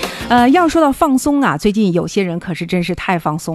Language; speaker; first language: Chinese; native; Chinese